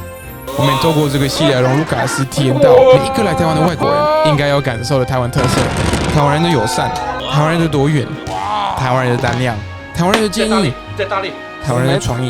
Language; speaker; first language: Chinese; native; Chinese